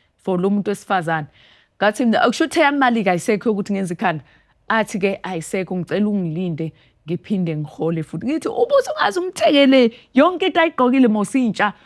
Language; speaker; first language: Zulu; native; Zulu